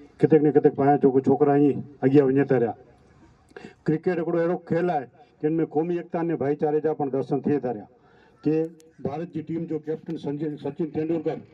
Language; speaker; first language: Gujarati; non-native, local second language; Kachhi